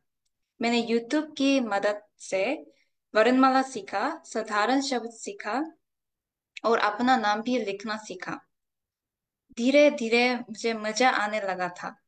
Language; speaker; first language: Hindi; non-native, fluent; Korean